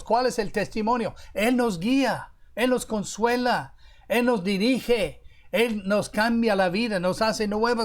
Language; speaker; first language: Spanish; non-native, fluent; English